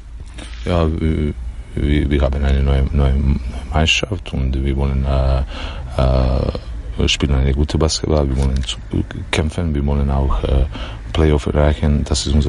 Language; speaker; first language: German; non-native, learner; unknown